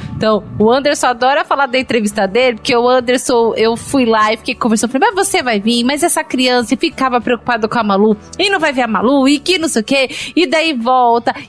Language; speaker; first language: Portuguese; native; Portuguese